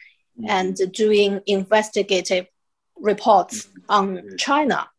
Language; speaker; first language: English; non-native, fluent; Chinese